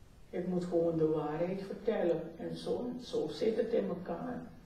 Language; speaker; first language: Dutch; non-native, local second language; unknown